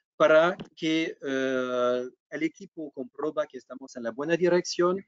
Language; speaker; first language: Spanish; non-native, fluent; French